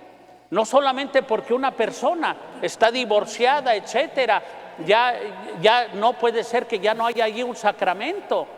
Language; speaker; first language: Spanish; native; Spanish